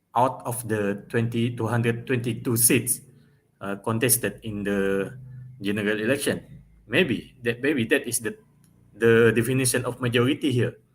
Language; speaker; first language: English; non-native, local second language; Malay